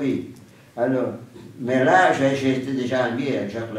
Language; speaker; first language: French; non-native, fluent; Portuguese